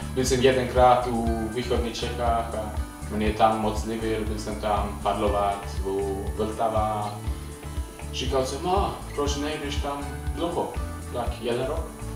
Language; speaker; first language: Czech; non-native, learner; Swedish